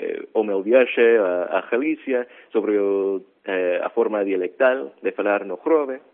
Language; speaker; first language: Galician; non-native, fluent; English